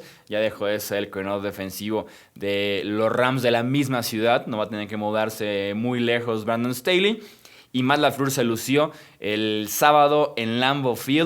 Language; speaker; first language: Spanish; native; Spanish